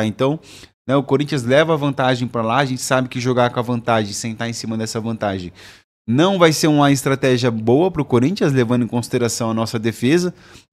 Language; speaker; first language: Portuguese; native; Portuguese